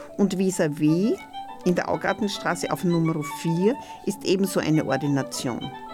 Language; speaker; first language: German; native; German